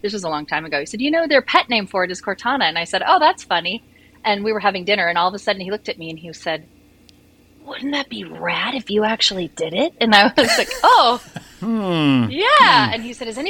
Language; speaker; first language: English; native; English